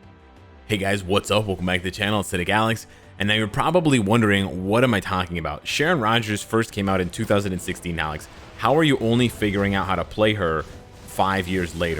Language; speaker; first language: English; native; English